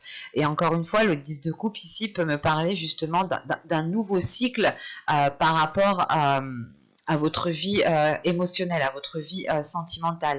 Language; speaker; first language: French; native; French